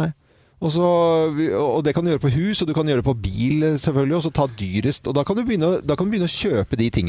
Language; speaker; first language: Norwegian; native; Norwegian